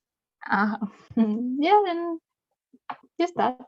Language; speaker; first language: English; non-native, learner; Spanish